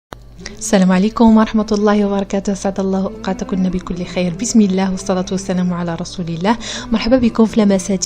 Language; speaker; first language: Arabic; native; Arabic